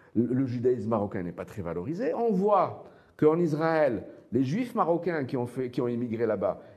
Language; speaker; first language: French; non-native, local second language; Arabic